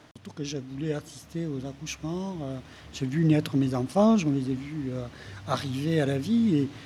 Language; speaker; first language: French; native; French